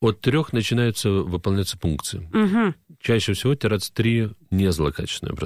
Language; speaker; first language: Russian; native; Russian